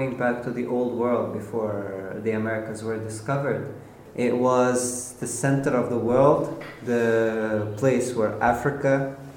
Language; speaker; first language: English; non-native, fluent; Arabic